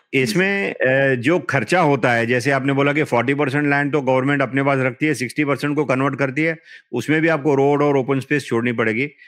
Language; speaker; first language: Hindi; non-native, local second language; Marathi